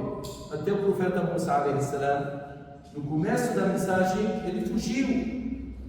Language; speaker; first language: Portuguese; non-native, fluent; Arabic